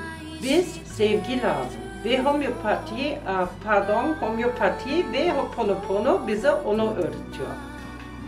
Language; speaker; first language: Turkish; non-native, learner; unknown